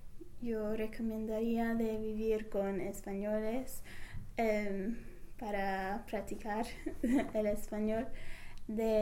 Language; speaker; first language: Spanish; non-native, fluent; English